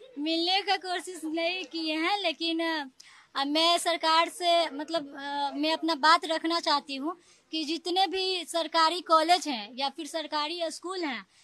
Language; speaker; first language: Hindi; native; Hindi